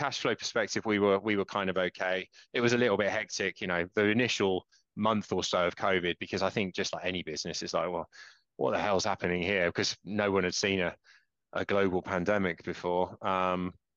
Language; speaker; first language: English; native; English